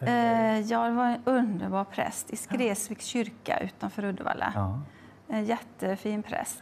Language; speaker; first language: Swedish; native; Swedish